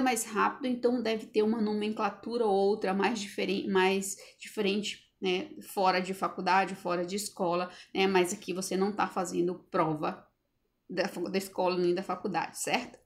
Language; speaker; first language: Portuguese; native; Portuguese